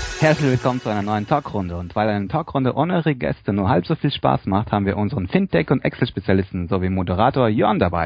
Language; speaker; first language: German; native; German